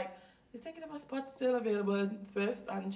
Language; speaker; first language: English; native; English